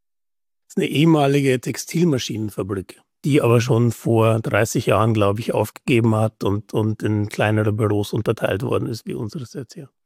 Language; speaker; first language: German; native; German